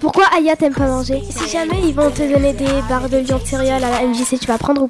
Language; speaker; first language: French; early bilingual, other home language; Arabic